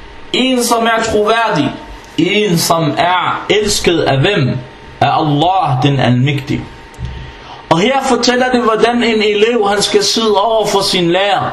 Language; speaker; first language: Danish; non-native, fluent; Arabic